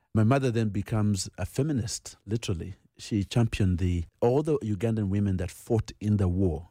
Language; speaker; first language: English; non-native, local second language; Ganda